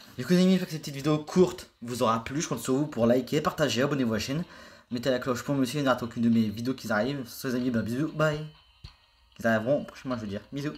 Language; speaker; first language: French; native; French